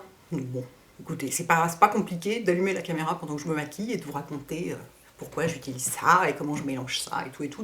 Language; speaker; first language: French; native; French